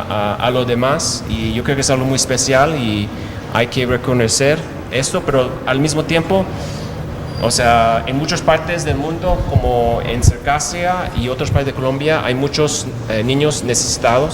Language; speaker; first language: Spanish; non-native, fluent; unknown